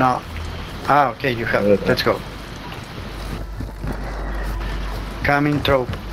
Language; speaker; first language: English; non-native, learner; Spanish